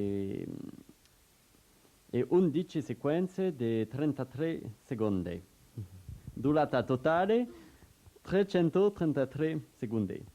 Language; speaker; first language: Italian; non-native, learner; French